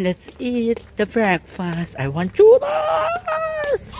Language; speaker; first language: English; non-native, learner; Filipino